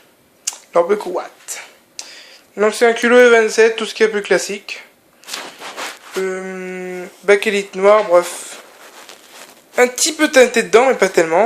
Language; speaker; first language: French; native; French